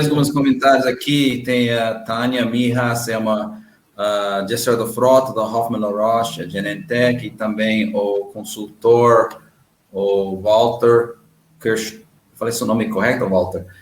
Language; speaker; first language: Portuguese; non-native, learner; English